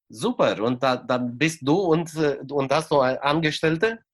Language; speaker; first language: German; non-native, fluent; Romanian